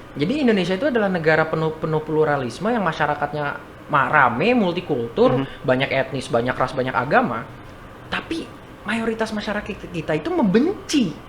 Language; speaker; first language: Indonesian; native; Indonesian